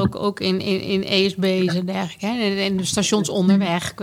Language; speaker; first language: Dutch; native; Dutch